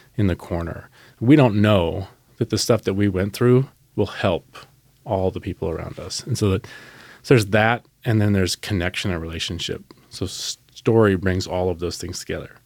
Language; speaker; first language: English; native; English